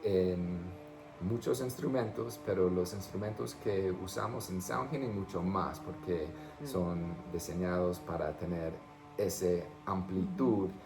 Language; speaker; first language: Spanish; non-native, fluent; English